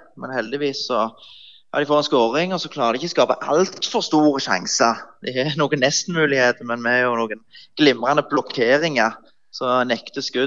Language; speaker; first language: Norwegian; native; Norwegian